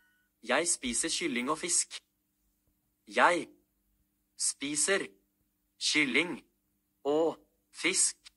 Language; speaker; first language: Norwegian; non-native, learner; Amharic